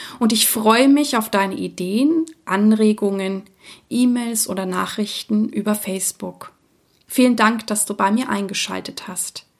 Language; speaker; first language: German; native; German